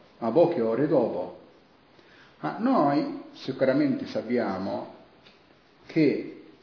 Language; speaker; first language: Italian; non-native, fluent; Arabic